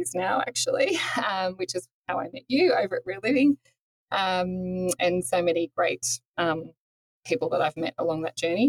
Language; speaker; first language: English; native; English